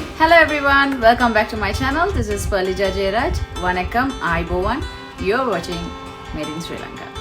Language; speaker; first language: English; non-native, local second language; Tamil